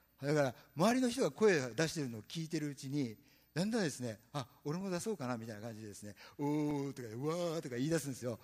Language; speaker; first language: Japanese; native; Japanese